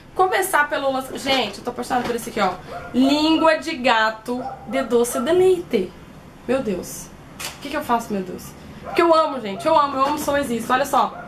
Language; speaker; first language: Portuguese; native; Portuguese